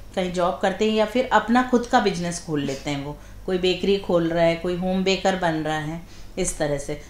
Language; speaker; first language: Hindi; native; Hindi